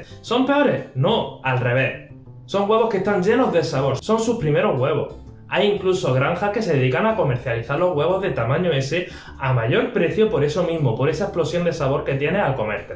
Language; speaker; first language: Spanish; native; Spanish